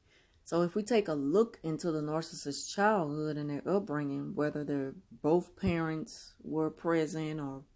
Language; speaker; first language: English; native; English